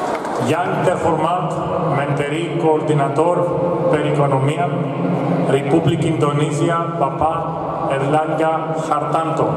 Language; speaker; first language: Indonesian; non-native, fluent; Greek